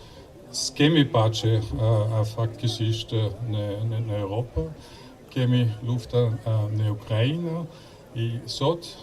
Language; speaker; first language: Albanian; non-native, learner; German